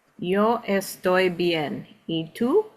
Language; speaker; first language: Spanish; non-native, learner; English